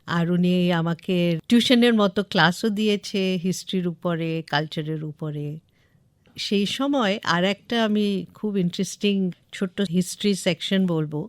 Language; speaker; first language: Bangla; non-native, local second language; English